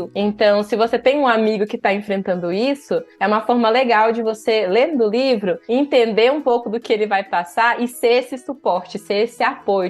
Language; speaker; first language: Portuguese; native; Portuguese